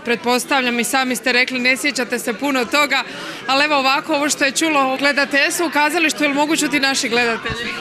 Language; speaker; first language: Croatian; native; Croatian